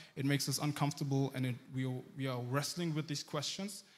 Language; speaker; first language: English; early bilingual, heritage; German